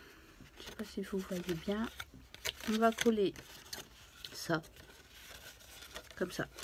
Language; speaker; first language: French; native; French